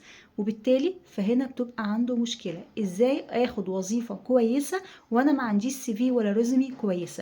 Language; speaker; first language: Arabic; native; Arabic